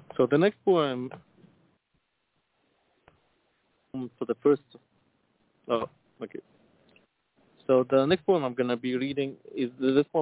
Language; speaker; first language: English; non-native, fluent; Arabic